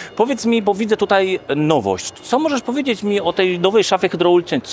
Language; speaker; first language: Polish; native; Polish